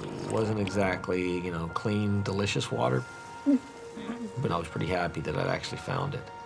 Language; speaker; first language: English; native; English